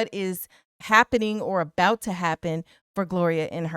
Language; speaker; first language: English; native; English